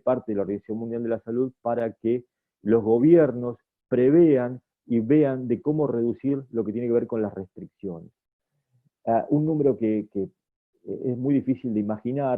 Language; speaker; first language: Spanish; native; Spanish